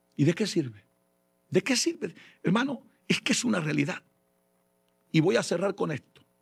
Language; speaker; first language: Spanish; early bilingual, heritage; Spanish